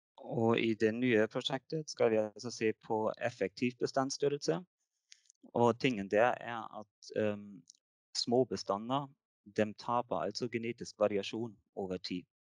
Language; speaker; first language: Norwegian; non-native, fluent; German